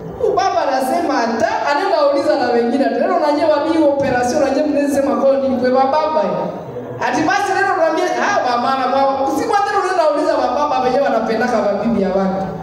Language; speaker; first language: Swahili; native; Swahili